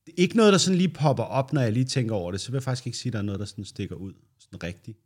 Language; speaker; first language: Danish; native; Danish